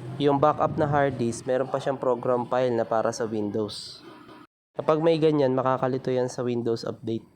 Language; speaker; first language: Filipino; native; Filipino